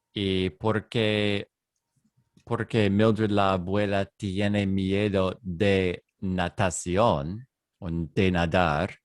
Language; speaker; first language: Spanish; non-native, learner; English